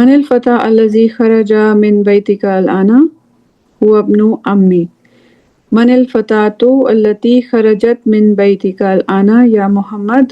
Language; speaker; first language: Arabic; non-native, fluent; English